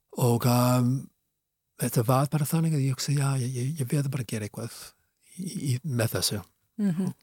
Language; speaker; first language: Icelandic; non-native, fluent; English